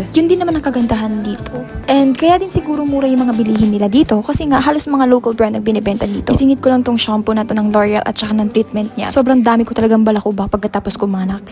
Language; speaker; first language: Filipino; native; Filipino